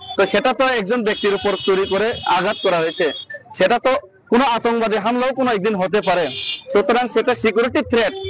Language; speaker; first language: Bangla; non-native, local second language; Kok Borok